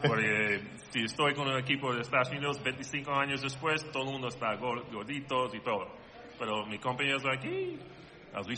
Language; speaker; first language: Spanish; non-native, learner; English